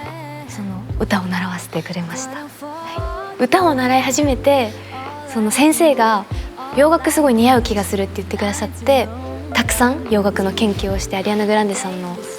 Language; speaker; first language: Japanese; native; Japanese